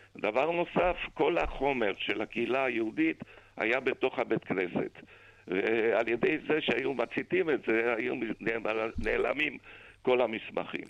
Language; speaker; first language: Hebrew; early bilingual, other home language; German